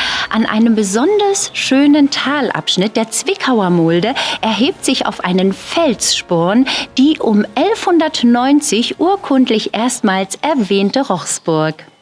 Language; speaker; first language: German; native; German